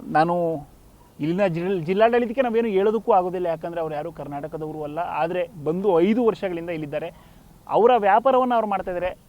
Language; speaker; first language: Kannada; native; Kannada